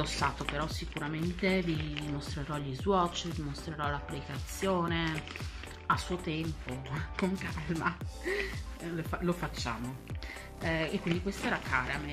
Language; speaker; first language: Italian; native; Italian